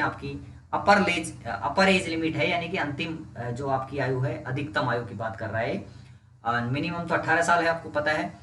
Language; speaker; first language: Hindi; native; Hindi